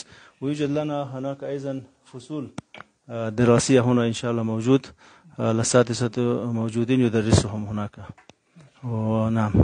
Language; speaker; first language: Arabic; non-native, fluent; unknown